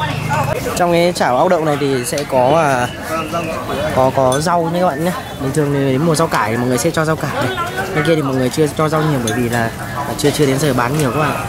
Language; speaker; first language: Vietnamese; native; Vietnamese